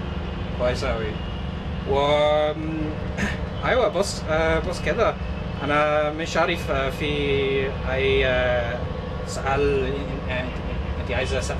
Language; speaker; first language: Arabic; non-native, learner; English